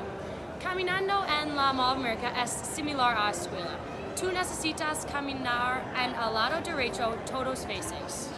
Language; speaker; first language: Spanish; non-native, learner; English